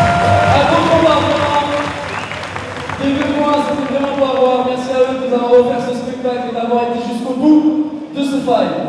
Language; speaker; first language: French; native; French